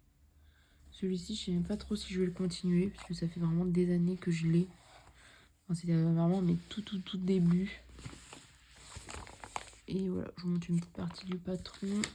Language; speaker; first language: French; native; French